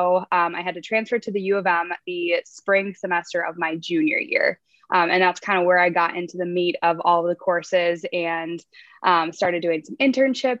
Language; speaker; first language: English; native; English